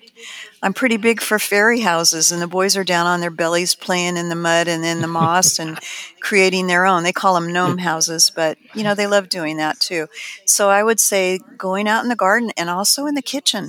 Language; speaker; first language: English; native; English